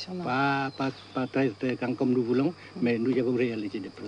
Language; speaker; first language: French; non-native, fluent; Vietnamese